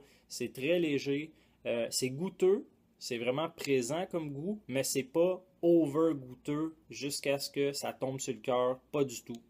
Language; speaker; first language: French; native; French